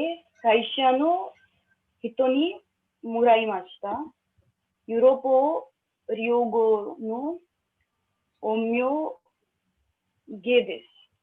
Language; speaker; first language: Japanese; non-native, learner; Marathi